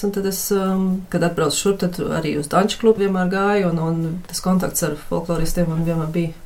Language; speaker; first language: Latvian; early bilingual, heritage; Latvian